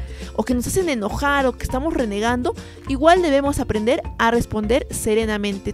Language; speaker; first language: Spanish; native; Spanish